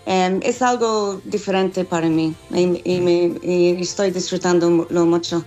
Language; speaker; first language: Spanish; non-native, learner; English